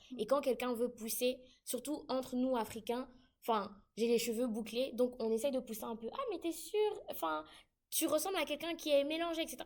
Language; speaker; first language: French; native; French